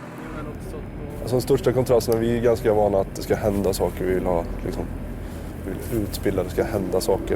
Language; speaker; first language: Swedish; native; Swedish